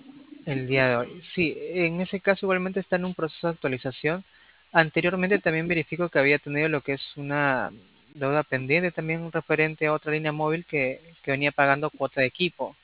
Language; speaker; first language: Spanish; native; Spanish